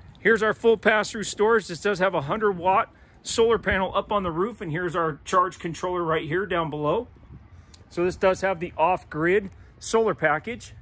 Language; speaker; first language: English; native; English